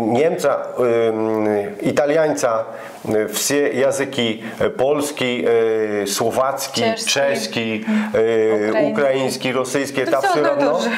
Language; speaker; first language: Russian; non-native, learner; Polish